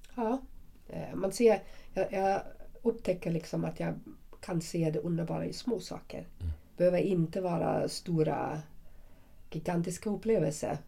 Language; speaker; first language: Swedish; non-native, fluent; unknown